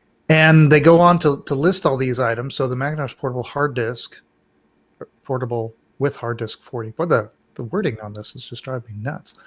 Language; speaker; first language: English; native; English